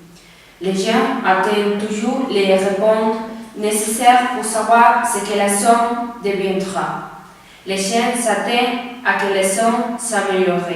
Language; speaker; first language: French; non-native, learner; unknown